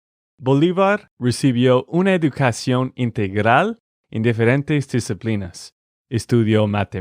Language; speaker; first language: Spanish; non-native, fluent; English